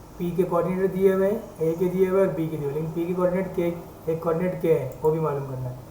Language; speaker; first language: Urdu; native; Urdu